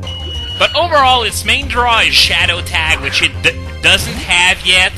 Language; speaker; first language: English; native; English